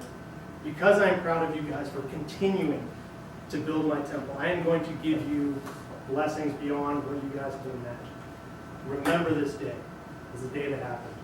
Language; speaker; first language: English; native; English